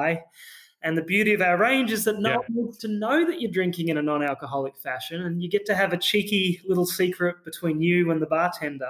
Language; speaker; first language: English; native; English